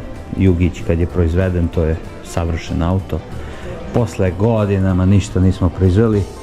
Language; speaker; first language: Serbian; native; Serbian